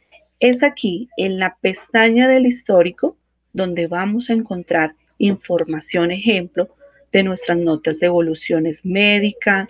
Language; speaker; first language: Spanish; native; Spanish